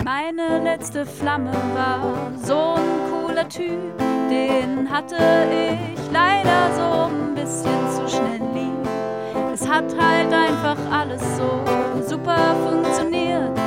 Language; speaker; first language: German; native; German